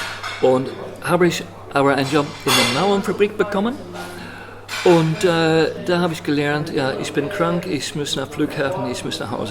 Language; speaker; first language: German; non-native, fluent; English